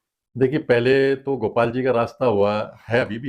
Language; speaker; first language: Hindi; native; Hindi